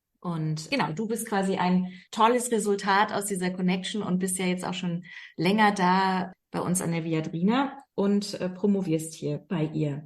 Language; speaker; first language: German; native; German